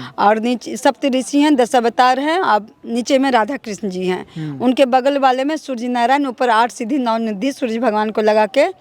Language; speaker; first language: Hindi; native; Hindi